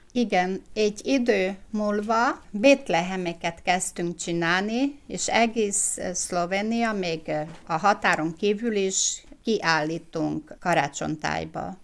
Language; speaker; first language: Hungarian; native; Hungarian